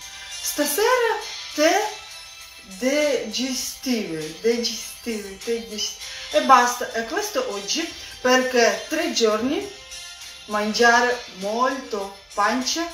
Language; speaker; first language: Italian; non-native, learner; Russian